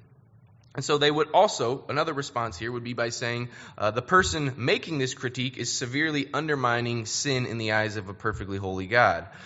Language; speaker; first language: English; native; English